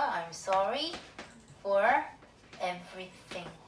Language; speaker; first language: English; non-native, fluent; Korean